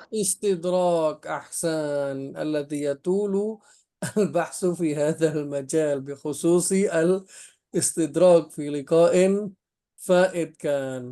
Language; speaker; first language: Arabic; non-native, fluent; Indonesian